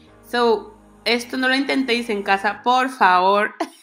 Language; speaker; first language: Spanish; native; Spanish